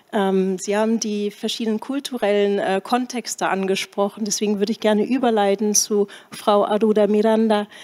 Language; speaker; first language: German; native; German